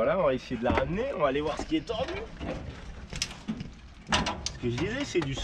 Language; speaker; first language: French; native; French